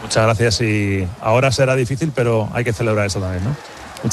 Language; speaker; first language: Spanish; native; Spanish